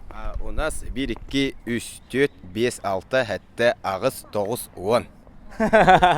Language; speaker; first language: Russian; non-native, local second language; Yakut